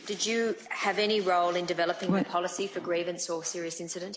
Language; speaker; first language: English; native; English